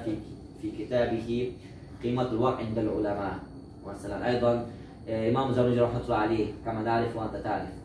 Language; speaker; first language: Arabic; non-native, learner; Uzbek